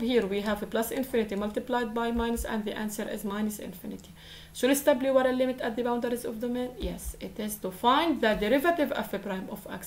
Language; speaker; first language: English; non-native, local second language; Arabic